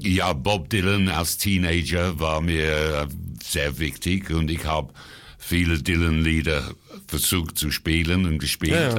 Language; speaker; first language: German; non-native, fluent; English